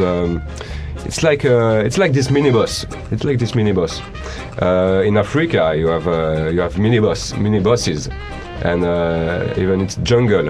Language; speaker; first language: English; non-native, learner; French